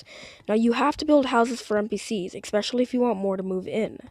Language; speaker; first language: English; native; English